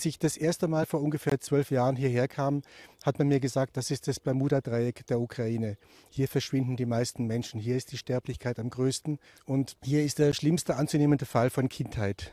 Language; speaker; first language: German; native; German